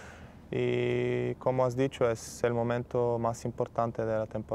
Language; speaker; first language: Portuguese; non-native, learner; Spanish